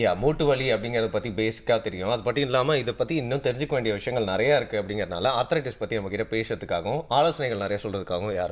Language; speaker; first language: Tamil; native; Tamil